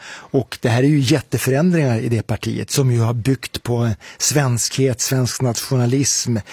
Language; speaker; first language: Swedish; native; Swedish